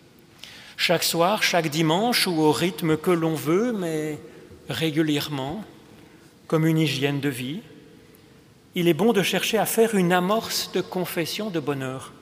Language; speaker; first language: French; native; French